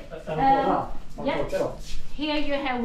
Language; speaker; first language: English; non-native, learner; Swedish